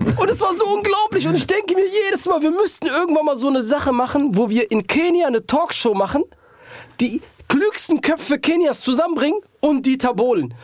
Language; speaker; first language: German; native; German